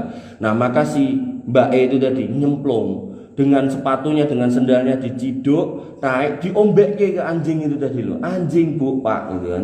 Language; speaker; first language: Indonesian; non-native, local second language; Javanese